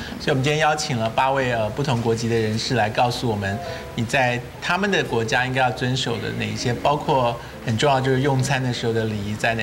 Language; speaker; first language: Chinese; native; Chinese